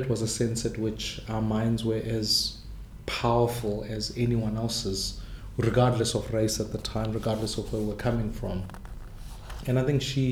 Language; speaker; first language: English; non-native, local second language; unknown